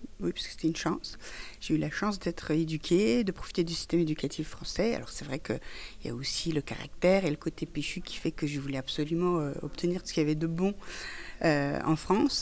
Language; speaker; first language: French; early bilingual, other home language; Persian